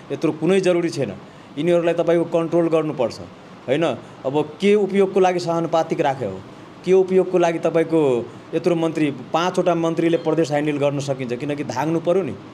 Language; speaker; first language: Nepali; non-native, local second language; Maithili